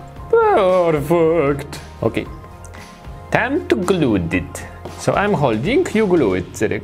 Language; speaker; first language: English; non-native, fluent; Polish